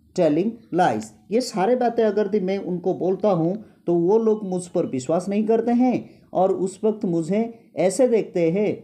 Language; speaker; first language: Hindi; non-native, local second language; Gujarati